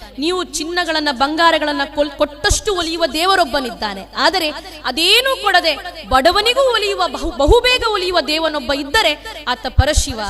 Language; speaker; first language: Kannada; non-native, local second language; Tulu